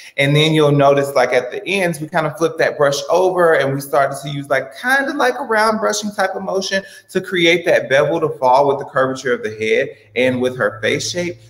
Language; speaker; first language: English; native; English